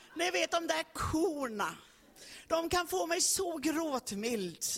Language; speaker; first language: Swedish; native; Swedish